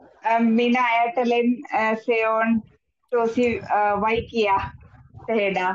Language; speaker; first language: Finnish; non-native, learner; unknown